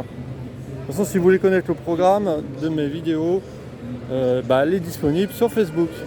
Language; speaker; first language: French; native; French